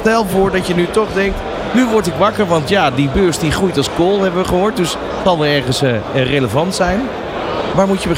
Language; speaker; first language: Dutch; native; Dutch